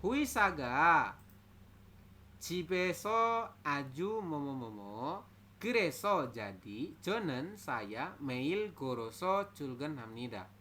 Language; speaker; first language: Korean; non-native, fluent; Indonesian